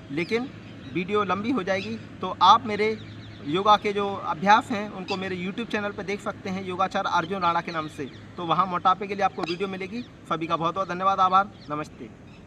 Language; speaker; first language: Hindi; native; Hindi